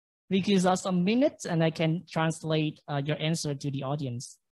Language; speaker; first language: English; non-native, fluent; Vietnamese